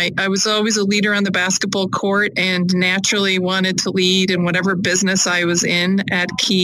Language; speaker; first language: English; native; English